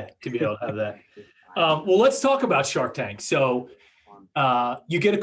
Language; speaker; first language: English; native; English